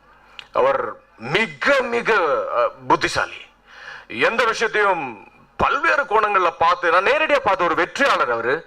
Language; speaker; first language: Tamil; native; Tamil